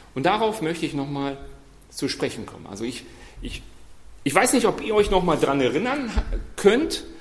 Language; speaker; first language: German; non-native, fluent; Russian